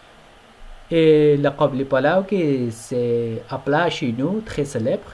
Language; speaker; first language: French; non-native, learner; Persian